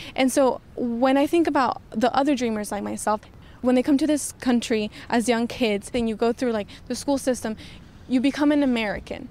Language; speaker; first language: English; native; English